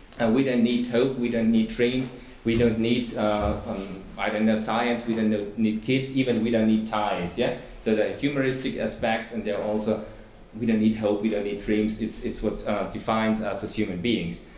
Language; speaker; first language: English; non-native, fluent; German